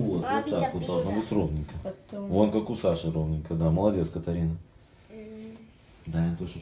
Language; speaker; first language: Russian; native; Russian